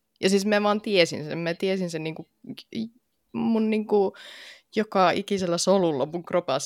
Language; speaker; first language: Finnish; native; Finnish